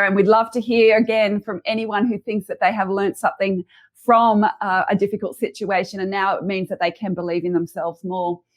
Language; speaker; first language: English; native; English